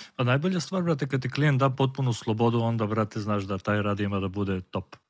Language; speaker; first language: Serbian; native; Serbian